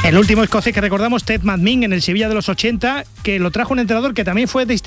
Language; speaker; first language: Spanish; native; Spanish